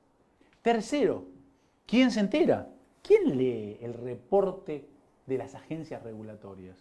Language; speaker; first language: Spanish; native; Spanish